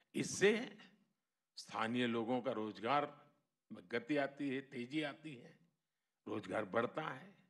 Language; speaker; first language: Hindi; non-native, local second language; Gujarati